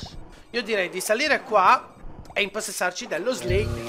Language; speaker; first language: Italian; native; Italian